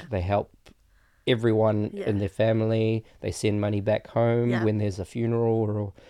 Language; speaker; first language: English; native; English